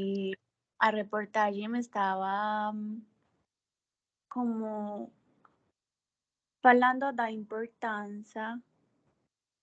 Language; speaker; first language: Portuguese; non-native, fluent; Spanish